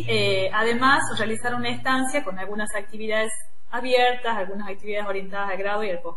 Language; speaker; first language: Spanish; native; Spanish